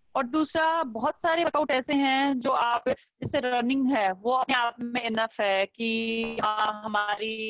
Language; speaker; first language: Hindi; native; Hindi